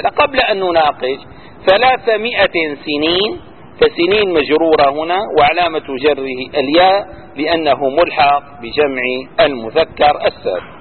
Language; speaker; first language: Arabic; native; Arabic